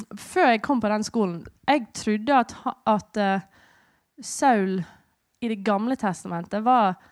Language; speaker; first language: Norwegian; non-native, fluent; English